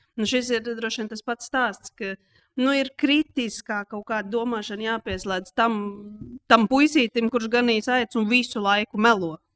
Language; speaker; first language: Latvian; native; Latvian